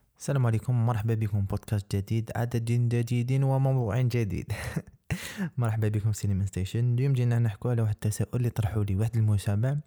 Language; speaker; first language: Arabic; native; Arabic